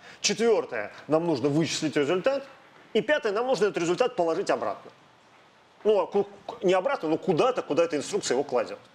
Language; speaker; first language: Russian; native; Russian